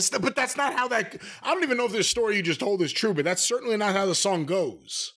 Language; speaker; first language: English; native; English